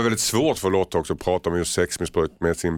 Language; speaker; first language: Swedish; native; Swedish